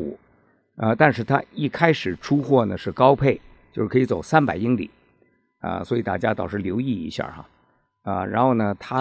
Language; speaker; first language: Chinese; native; Chinese